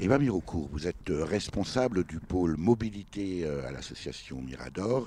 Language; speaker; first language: French; native; French